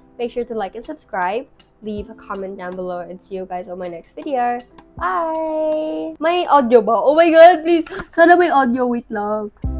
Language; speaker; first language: English; non-native, local second language; Filipino